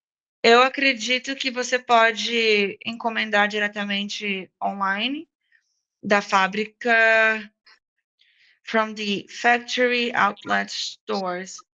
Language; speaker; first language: Portuguese; non-native, fluent; English